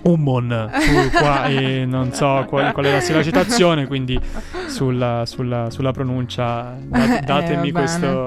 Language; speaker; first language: Italian; native; Italian